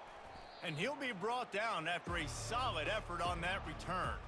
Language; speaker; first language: English; native; English